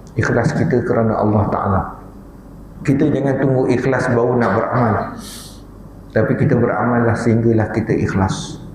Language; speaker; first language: Malay; native; Malay